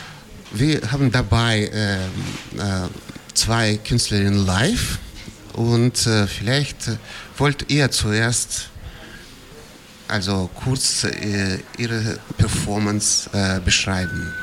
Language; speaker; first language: German; non-native, fluent; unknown